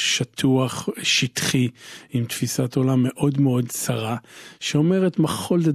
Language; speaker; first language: Hebrew; native; Hebrew